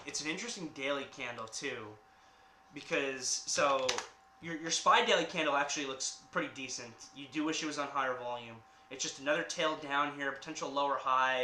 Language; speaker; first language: English; native; English